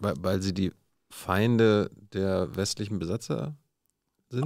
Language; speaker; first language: German; native; German